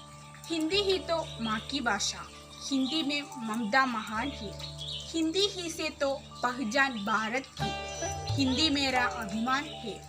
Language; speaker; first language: Hindi; non-native, local second language; Malayalam